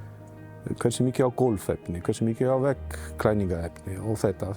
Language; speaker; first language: Icelandic; non-native, fluent; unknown